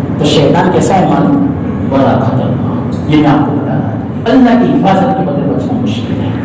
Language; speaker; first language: Urdu; non-native, local second language; Gujarati